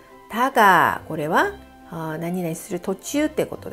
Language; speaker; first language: Japanese; non-native, fluent; Korean